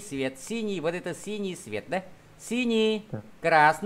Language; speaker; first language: Russian; non-native, fluent; Vietnamese